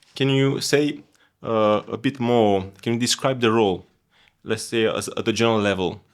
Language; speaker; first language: English; non-native, fluent; Romanian